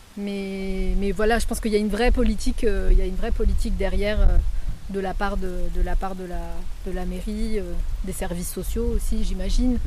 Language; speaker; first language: French; native; French